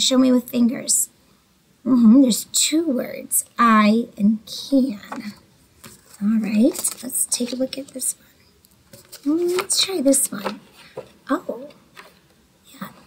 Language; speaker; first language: English; native; English